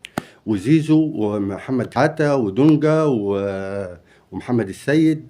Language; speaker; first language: Arabic; native; Arabic